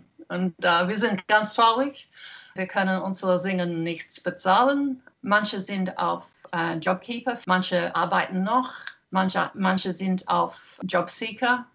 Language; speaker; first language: German; non-native, learner; English